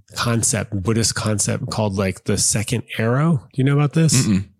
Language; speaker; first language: English; native; English